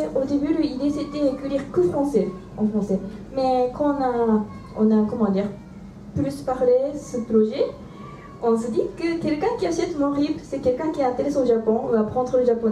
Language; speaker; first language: French; non-native, fluent; Japanese